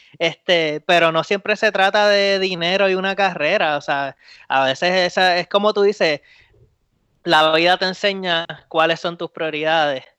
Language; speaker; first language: Spanish; native; Spanish